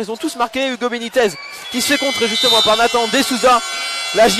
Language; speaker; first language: French; native; French